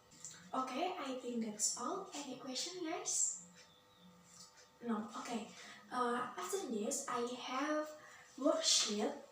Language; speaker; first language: English; non-native, learner; Indonesian